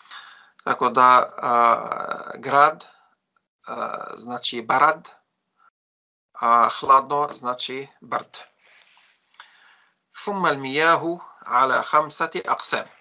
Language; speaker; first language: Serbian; non-native, fluent; Arabic